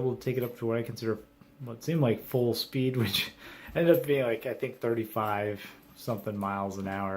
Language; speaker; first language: English; native; English